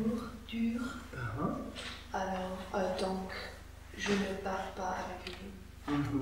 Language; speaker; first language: French; non-native, learner; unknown